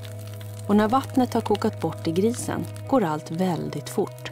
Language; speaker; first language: Swedish; native; Swedish